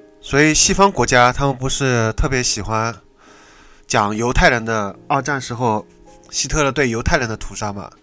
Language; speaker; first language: Chinese; native; Chinese